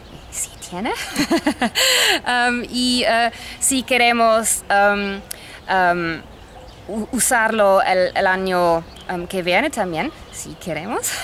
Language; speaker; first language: Spanish; non-native, fluent; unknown